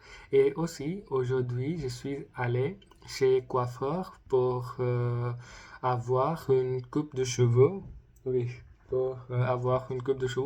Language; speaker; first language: French; non-native, learner; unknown